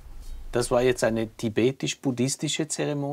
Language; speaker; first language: German; native; German